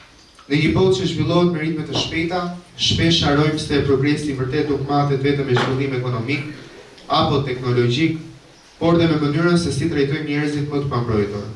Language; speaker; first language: Albanian; native; Albanian